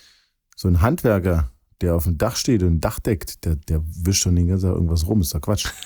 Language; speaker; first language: German; native; German